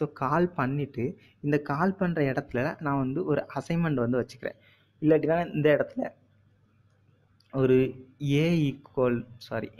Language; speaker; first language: Tamil; native; Tamil